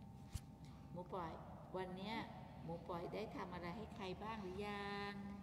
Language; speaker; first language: Thai; native; Thai